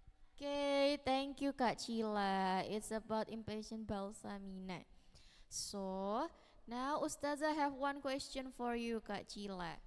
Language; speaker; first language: English; non-native, learner; Indonesian